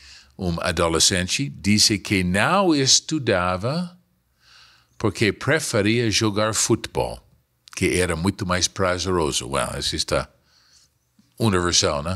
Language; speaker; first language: Portuguese; non-native, fluent; English